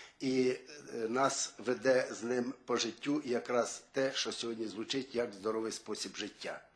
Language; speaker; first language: Ukrainian; native; Ukrainian